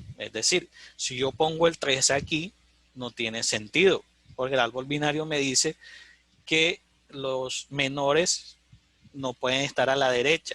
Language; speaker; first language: Spanish; native; Spanish